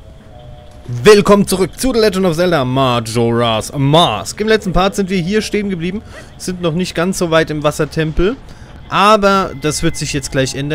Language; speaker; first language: German; native; German